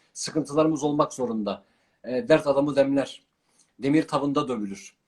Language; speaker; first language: Turkish; non-native, local second language; Kurdish